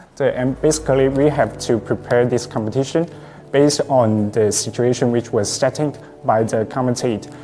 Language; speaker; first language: English; non-native, fluent; Chinese